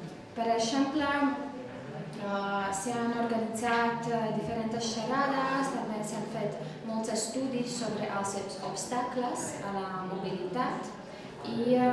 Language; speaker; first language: Catalan; non-native, fluent; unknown